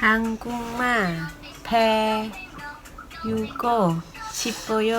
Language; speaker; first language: Korean; non-native, learner; Thai